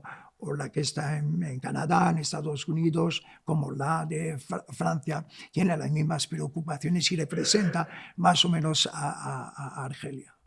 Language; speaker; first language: Spanish; non-native, local second language; Arabic